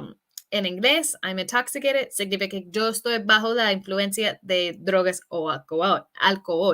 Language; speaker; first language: Spanish; non-native, fluent; English